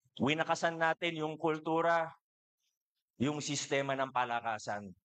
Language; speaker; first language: Filipino; native; Filipino